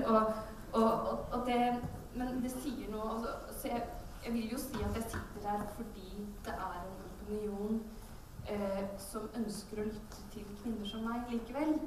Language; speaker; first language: Norwegian; early bilingual, other home language; Urdu